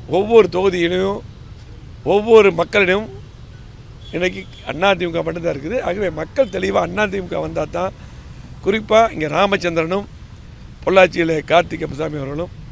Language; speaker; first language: Tamil; native; Tamil